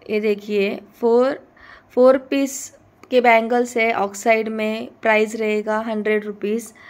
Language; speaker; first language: Hindi; non-native, local second language; Marathi